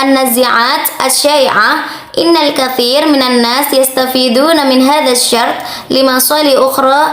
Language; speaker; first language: Arabic; non-native, learner; Indonesian